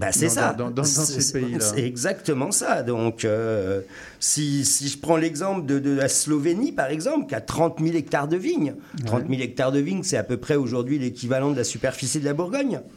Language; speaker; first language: French; native; French